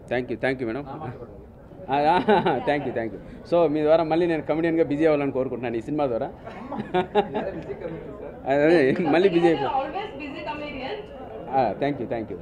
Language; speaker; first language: Telugu; native; Telugu